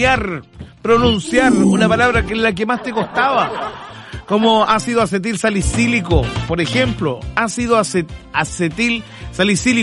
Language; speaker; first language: Spanish; native; Spanish